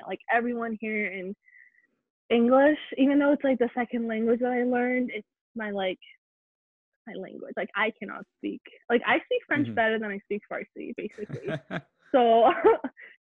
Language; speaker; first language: English; native; English